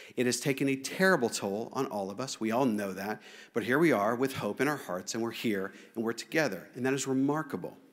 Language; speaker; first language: English; native; English